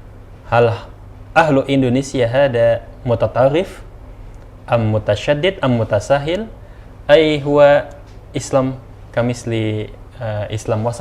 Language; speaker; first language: Arabic; non-native, learner; Indonesian